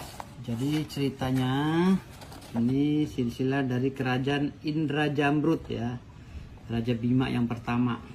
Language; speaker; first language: Indonesian; native; Indonesian